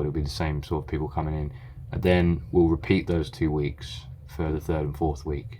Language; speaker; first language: English; native; English